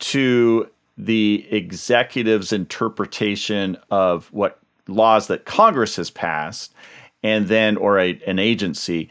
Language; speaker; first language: English; native; English